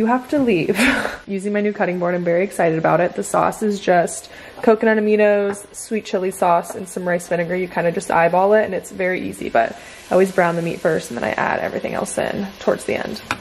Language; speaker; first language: English; native; English